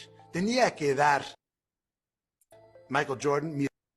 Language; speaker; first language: Spanish; non-native, fluent; English